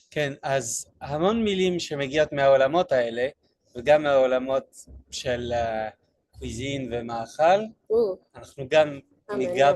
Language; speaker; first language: Hebrew; non-native, fluent; French